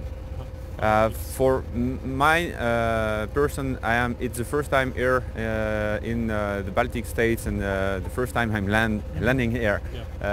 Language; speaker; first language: English; non-native, fluent; French